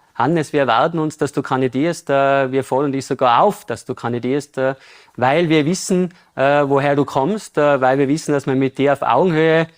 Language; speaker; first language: German; native; German